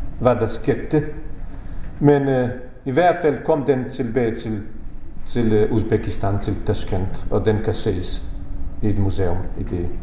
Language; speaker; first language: Danish; non-native, fluent; Bosnian